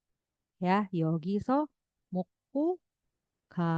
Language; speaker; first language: Korean; non-native, fluent; Indonesian